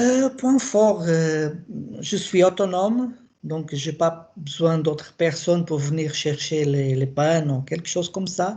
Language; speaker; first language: French; non-native, learner; Portuguese